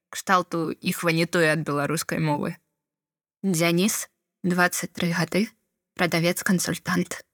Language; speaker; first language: Belarusian; non-native, local second language; Russian